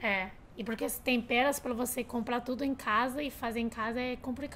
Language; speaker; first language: Portuguese; non-native, fluent; Chinese